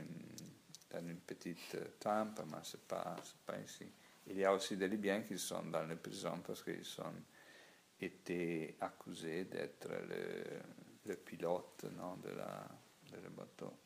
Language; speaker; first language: French; non-native, learner; Italian